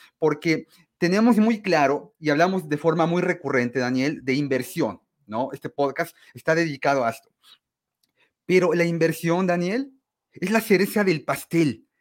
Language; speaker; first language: Spanish; native; Spanish